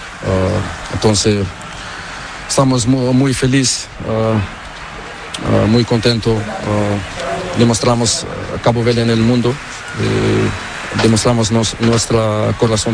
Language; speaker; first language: Spanish; non-native, learner; Portuguese